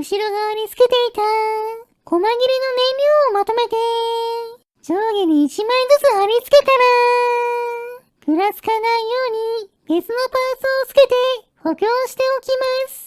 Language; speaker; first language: Japanese; native; Japanese